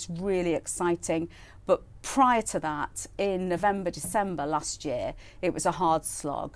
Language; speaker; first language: English; native; English